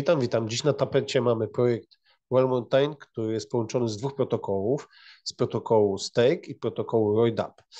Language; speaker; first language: Polish; native; Polish